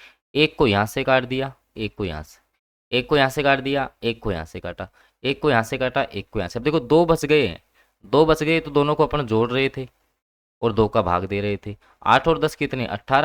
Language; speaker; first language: Hindi; native; Hindi